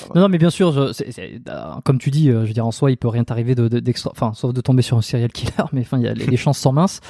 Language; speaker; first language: French; native; French